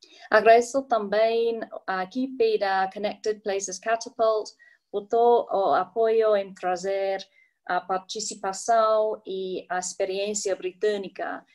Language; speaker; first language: Portuguese; non-native, fluent; English